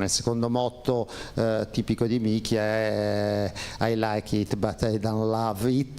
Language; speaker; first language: Italian; native; Italian